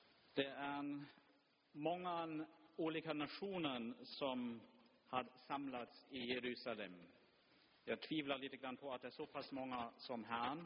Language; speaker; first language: Swedish; non-native, fluent; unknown